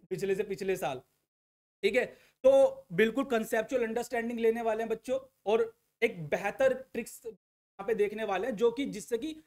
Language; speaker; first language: Hindi; native; Hindi